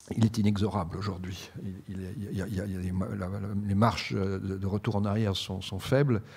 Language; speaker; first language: French; native; French